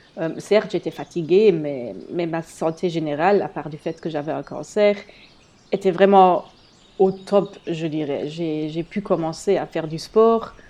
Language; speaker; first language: French; non-native, fluent; German